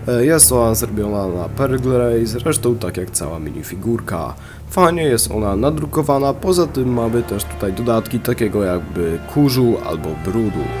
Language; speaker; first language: Polish; native; Polish